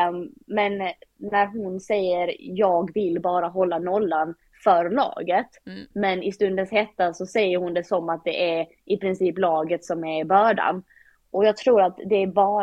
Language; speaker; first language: Swedish; native; Swedish